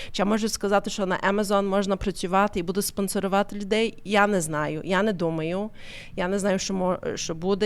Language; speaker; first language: Ukrainian; early bilingual, heritage; Ukrainian